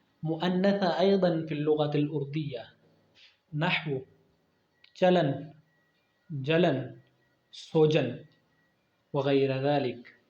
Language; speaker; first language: Arabic; non-native, fluent; Urdu